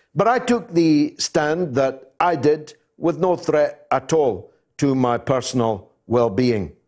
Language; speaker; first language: English; native; English